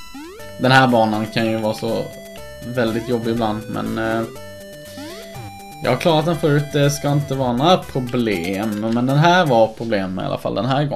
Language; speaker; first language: Swedish; native; Swedish